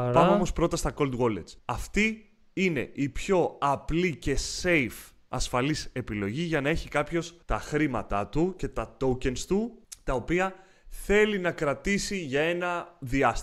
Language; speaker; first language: Greek; native; Greek